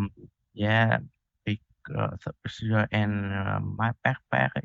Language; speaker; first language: English; non-native, learner; Vietnamese